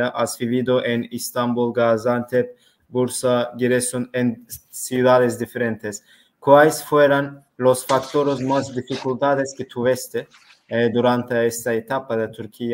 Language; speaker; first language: Spanish; non-native, learner; Turkish